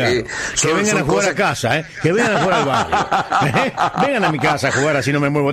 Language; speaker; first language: Spanish; native; Spanish